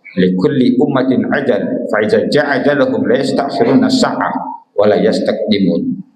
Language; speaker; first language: Malay; non-native, local second language; Minangkabau